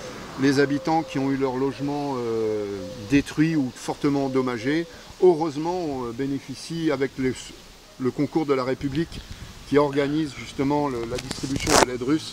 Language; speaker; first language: French; native; French